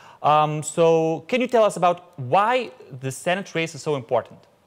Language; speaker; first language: English; non-native, fluent; Lithuanian